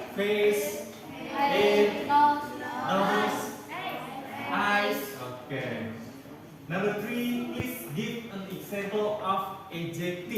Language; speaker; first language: English; non-native, learner; Indonesian